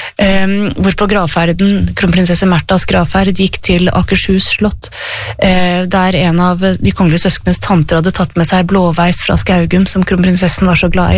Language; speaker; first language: Norwegian; native; Norwegian